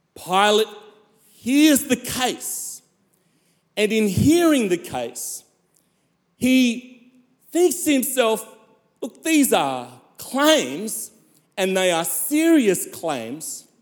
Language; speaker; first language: English; native; English